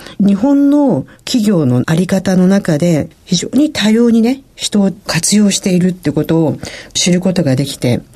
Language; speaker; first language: Japanese; native; Japanese